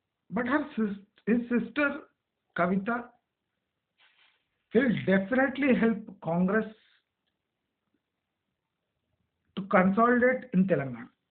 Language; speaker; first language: English; non-native, local second language; Telugu